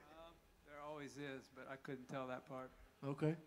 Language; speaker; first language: English; native; English